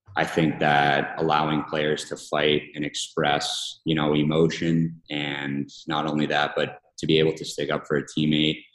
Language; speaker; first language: English; native; English